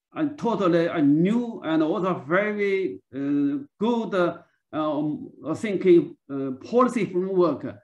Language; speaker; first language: English; non-native, learner; Chinese